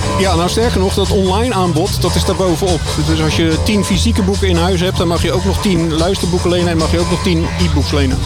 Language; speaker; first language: Dutch; native; Dutch